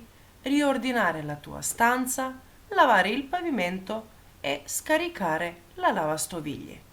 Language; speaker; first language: Italian; non-native, fluent; Macedonian